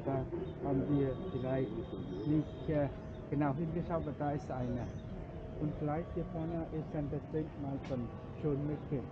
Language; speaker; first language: German; non-native, fluent; Vietnamese